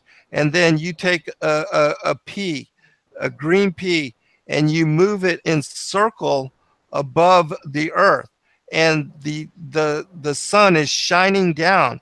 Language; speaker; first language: English; native; English